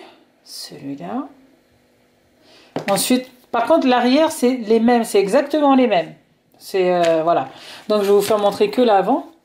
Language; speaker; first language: French; native; French